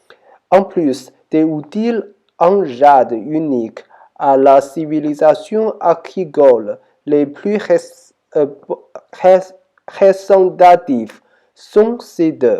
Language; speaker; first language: French; non-native, learner; Chinese